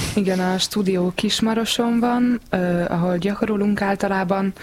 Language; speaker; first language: Hungarian; native; Hungarian